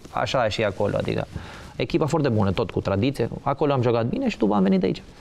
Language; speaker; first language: Romanian; non-native, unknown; Albanian